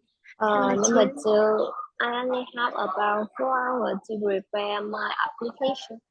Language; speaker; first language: English; non-native, learner; Vietnamese